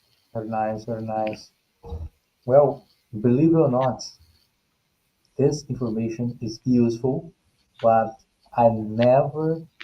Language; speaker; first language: English; non-native, fluent; Portuguese